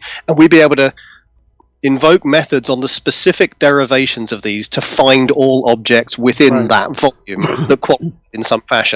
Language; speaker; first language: English; native; English